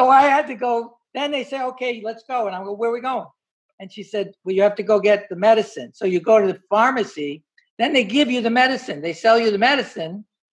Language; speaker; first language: English; native; English